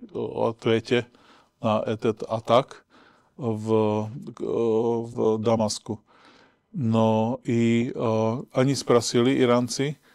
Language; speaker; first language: Russian; non-native, learner; Slovak